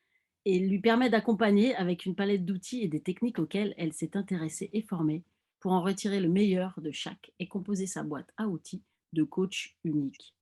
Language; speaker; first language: French; native; French